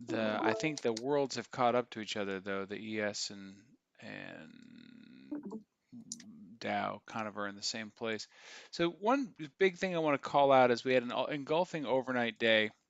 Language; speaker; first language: English; native; English